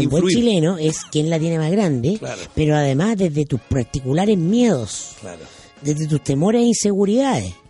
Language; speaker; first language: Spanish; native; Spanish